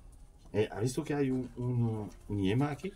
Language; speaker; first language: Spanish; non-native, learner; French